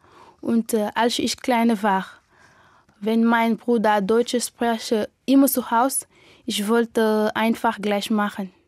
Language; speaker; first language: German; non-native, learner; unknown